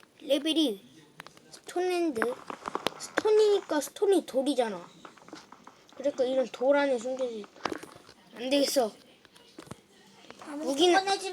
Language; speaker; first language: Korean; native; Korean